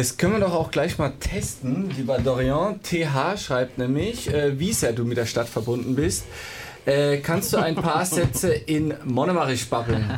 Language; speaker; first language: German; native; German